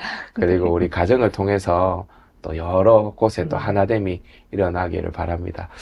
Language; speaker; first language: Korean; native; Korean